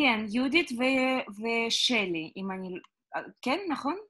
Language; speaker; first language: Hebrew; non-native, fluent; Russian